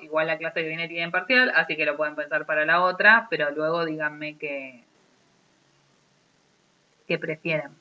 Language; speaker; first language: Spanish; native; Spanish